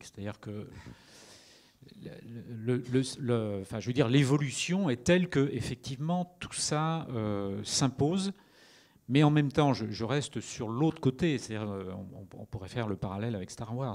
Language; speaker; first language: French; native; French